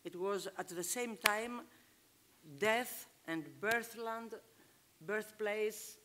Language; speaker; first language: English; non-native, fluent; Greek